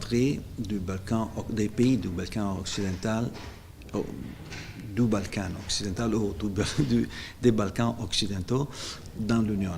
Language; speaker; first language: French; non-native, fluent; Italian